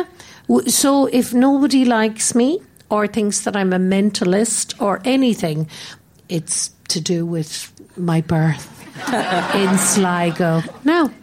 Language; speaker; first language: English; native; English